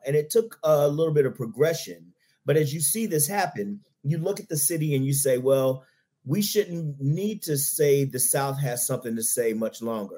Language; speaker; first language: English; native; English